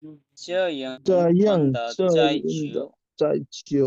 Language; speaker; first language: Chinese; non-native, learner; Bangla